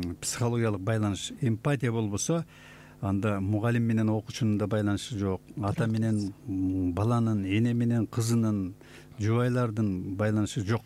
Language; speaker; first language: Kyrgyz; native; Kyrgyz